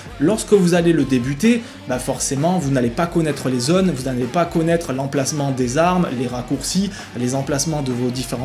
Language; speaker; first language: French; native; French